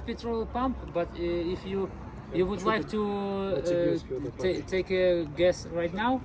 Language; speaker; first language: English; non-native, learner; Russian